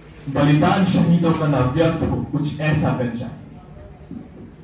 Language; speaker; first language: Hindi; native; Hindi